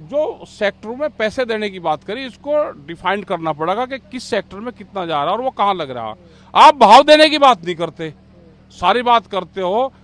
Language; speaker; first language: Hindi; native; Hindi